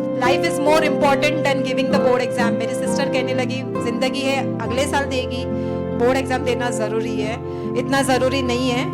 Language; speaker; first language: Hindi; non-native, local second language; Marathi